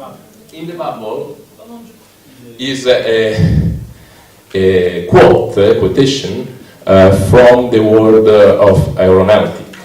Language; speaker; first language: English; non-native, learner; Italian